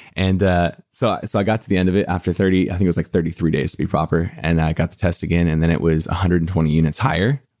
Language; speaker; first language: English; native; English